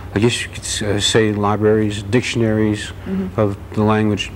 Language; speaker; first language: English; native; English